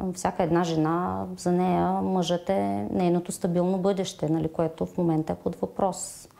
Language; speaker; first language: Bulgarian; non-native, fluent; Ukrainian